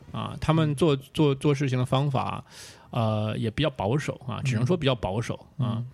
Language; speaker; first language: Chinese; early bilingual, other home language; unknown